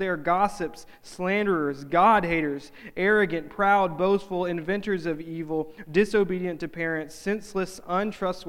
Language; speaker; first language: English; native; English